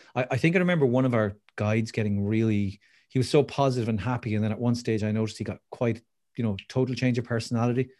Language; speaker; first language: English; native; English